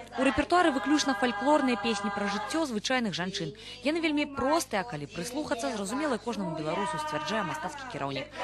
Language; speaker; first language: Belarusian; native; Belarusian